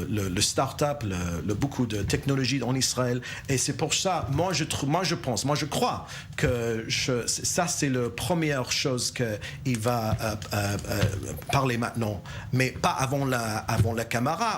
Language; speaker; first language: French; non-native, learner; English